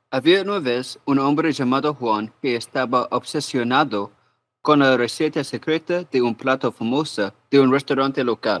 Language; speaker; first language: Spanish; non-native, learner; English